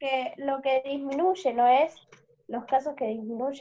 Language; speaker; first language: Spanish; native; Spanish